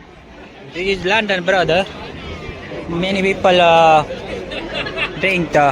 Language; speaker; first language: English; non-native, learner; Gujarati